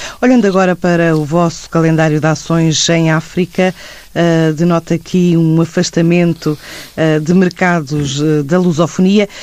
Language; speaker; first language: Portuguese; native; Portuguese